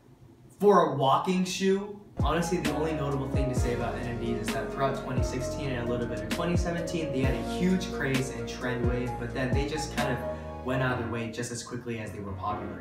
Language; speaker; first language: English; native; English